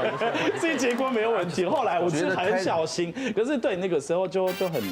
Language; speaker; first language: Chinese; non-native, fluent; French